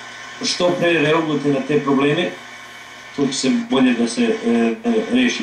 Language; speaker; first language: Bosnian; early bilingual, heritage; English